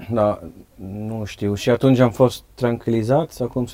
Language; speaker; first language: Romanian; non-native, learner; Dutch